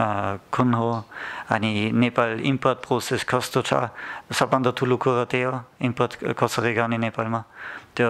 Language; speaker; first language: Nepali; non-native, learner; German